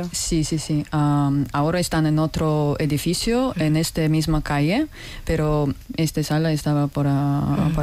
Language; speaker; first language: Spanish; non-native, fluent; Russian